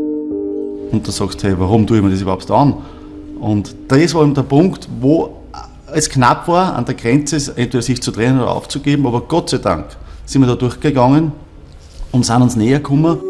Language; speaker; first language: German; native; German